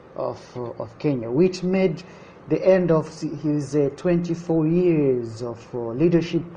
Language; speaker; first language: English; non-native, local second language; Swahili